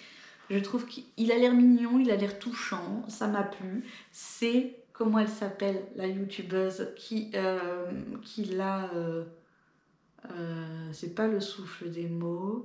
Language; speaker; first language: French; native; French